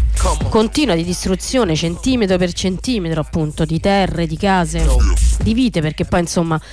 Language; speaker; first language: Italian; native; Italian